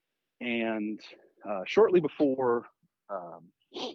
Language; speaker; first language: English; native; English